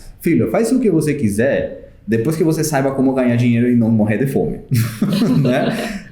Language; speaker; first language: Portuguese; non-native, fluent; Spanish